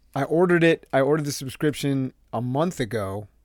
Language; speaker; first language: English; native; English